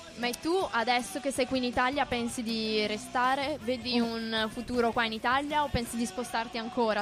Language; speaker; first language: Italian; native; Italian